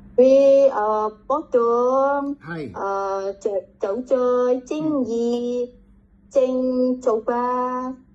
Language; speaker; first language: Cantonese; non-native, learner; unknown